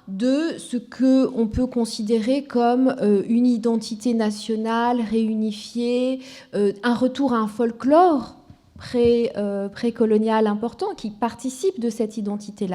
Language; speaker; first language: French; non-native, local second language; Kinyarwanda